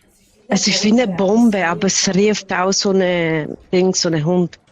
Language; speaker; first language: German; non-native, learner; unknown